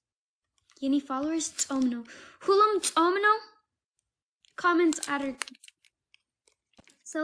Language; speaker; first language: Amharic; non-native, learner; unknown